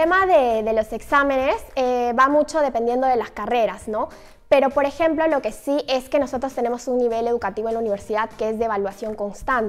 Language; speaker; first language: Spanish; native; Spanish